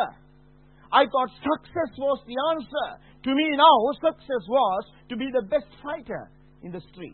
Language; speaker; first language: English; non-native, local second language; Sinhala